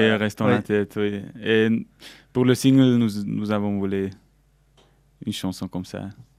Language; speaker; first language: French; non-native, local second language; German